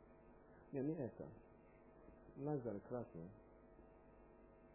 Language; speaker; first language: Russian; non-native, learner; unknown